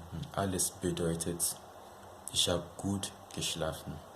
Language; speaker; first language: German; non-native, fluent; Yoruba